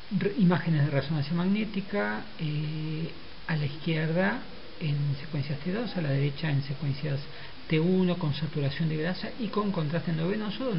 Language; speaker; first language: Spanish; native; Spanish